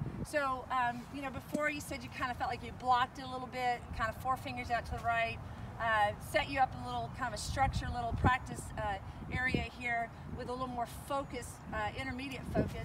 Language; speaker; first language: English; native; English